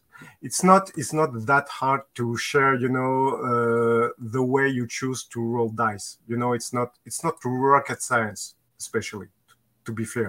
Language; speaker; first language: English; non-native, fluent; French